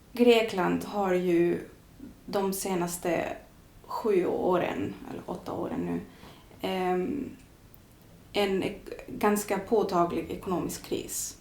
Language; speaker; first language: Swedish; non-native, fluent; Greek